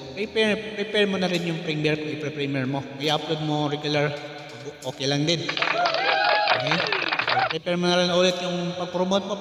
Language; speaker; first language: Filipino; non-native, local second language; Cebuano